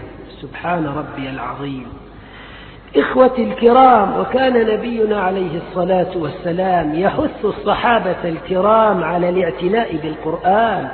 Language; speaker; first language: Arabic; native; Arabic